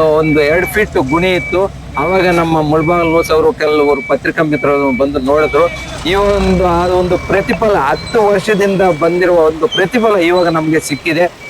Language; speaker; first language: Kannada; native; Kannada